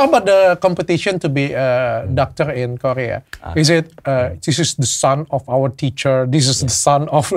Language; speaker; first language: English; non-native, learner; Indonesian